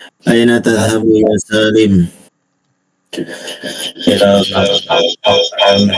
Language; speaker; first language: Arabic; non-native, learner; Indonesian